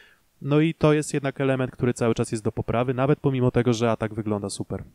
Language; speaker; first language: Polish; native; Polish